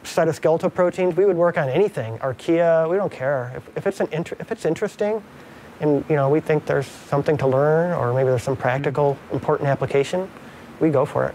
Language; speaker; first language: English; native; English